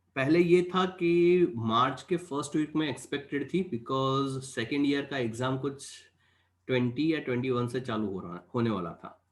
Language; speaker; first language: Hindi; non-native, local second language; Gujarati